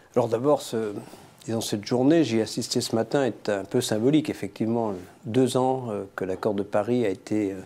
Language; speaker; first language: French; native; French